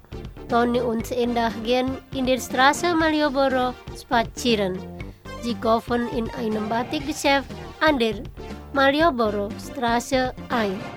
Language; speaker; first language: German; non-native, fluent; Indonesian